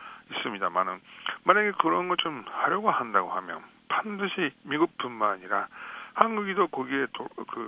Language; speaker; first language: Korean; non-native, fluent; Japanese